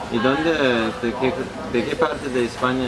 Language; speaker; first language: Spanish; non-native, learner; Danish